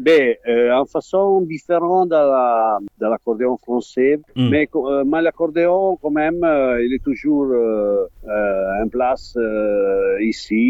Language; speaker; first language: French; non-native, fluent; Italian